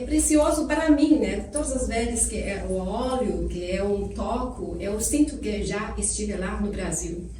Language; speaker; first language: Portuguese; non-native, fluent; Chinese